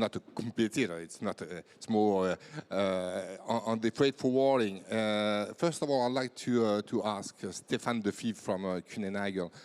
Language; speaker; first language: English; non-native, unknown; French